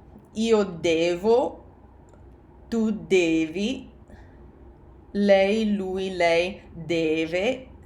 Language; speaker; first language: Italian; non-native, fluent; English